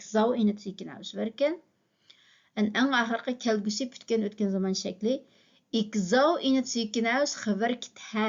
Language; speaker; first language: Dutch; non-native, fluent; Uyghur